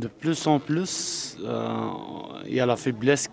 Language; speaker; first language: French; non-native, local second language; Arabic